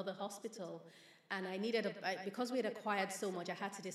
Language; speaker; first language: English; non-native, local second language; Yoruba